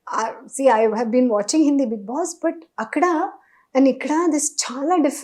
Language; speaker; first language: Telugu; non-native, local second language; Hindi